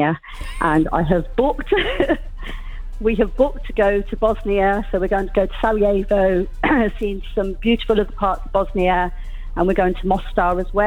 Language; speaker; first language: English; native; English